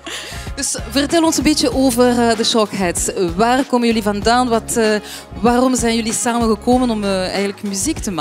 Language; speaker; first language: Dutch; non-native, fluent; French